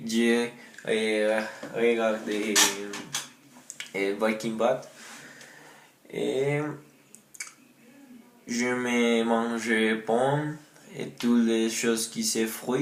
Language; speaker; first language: French; non-native, learner; Spanish